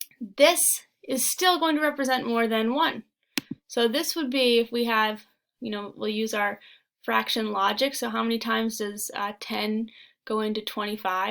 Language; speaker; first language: English; native; English